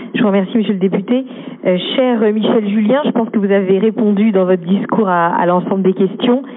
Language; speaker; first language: French; native; French